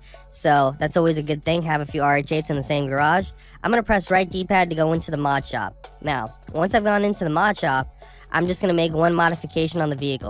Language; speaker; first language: English; native; English